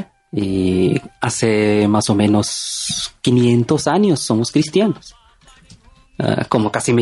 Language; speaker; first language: Spanish; non-native, learner; Bangla